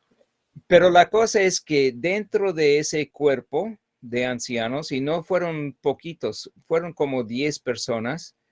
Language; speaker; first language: Spanish; non-native, fluent; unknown